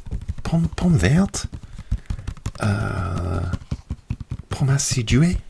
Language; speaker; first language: French; non-native, learner; English